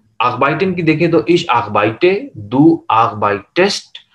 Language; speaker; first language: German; non-native, learner; Urdu